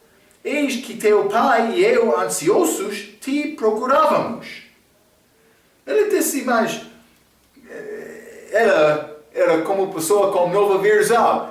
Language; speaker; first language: Portuguese; non-native, fluent; English